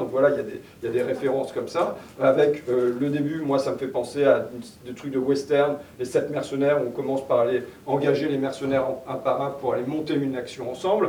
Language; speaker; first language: French; native; French